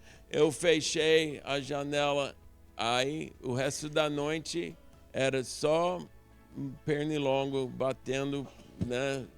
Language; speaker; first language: Portuguese; non-native, local second language; English